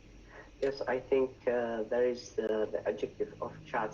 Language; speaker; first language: English; non-native, learner; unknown